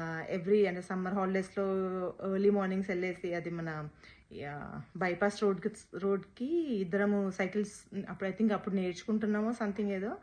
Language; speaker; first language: Telugu; native; Telugu